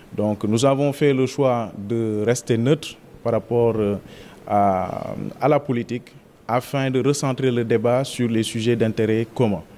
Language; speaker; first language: French; non-native, local second language; Wolof